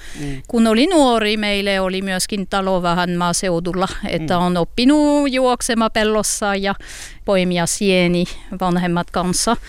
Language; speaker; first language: Finnish; non-native, learner; French